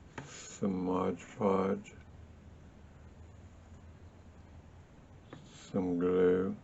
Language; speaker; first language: English; native; English